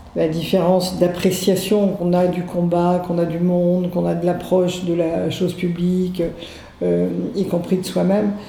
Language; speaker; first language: French; native; French